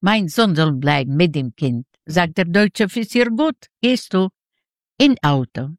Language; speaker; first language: German; non-native, learner; Yiddish